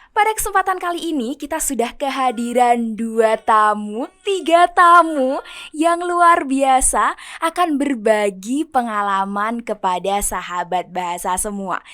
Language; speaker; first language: Indonesian; native; Indonesian